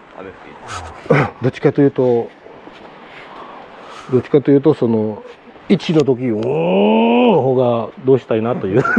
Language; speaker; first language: Japanese; non-native, fluent; Indonesian